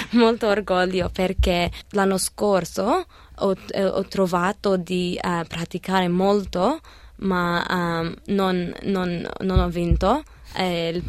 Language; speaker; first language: Italian; early bilingual, other home language; Arabic